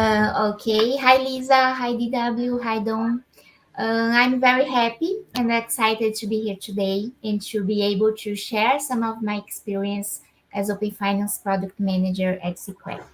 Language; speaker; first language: English; non-native, fluent; Portuguese